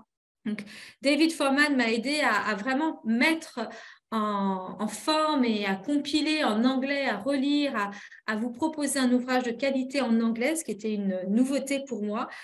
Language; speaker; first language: French; native; French